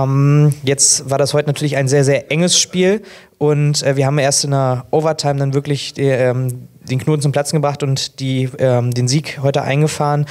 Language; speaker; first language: German; native; German